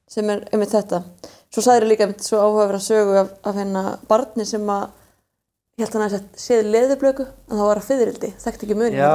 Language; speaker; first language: Icelandic; native; Icelandic